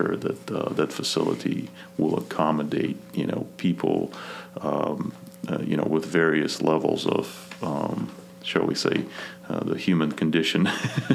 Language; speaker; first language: English; non-native, fluent; Kazakh